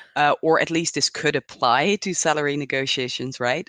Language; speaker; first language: English; non-native, fluent; Dutch